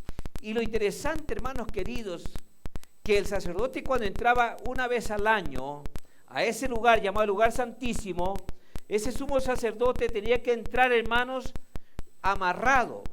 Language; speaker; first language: Spanish; native; Spanish